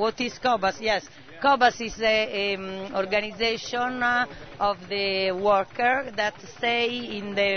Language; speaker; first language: English; non-native, learner; Italian